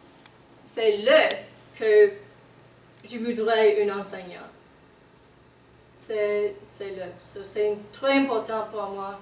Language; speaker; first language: French; non-native, learner; English